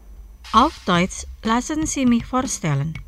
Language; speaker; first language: German; non-native, fluent; Indonesian